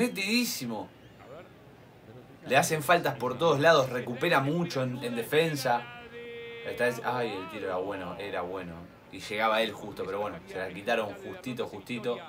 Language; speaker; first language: Spanish; native; Spanish